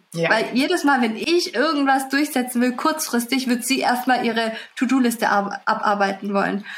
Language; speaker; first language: German; early bilingual, other home language; Russian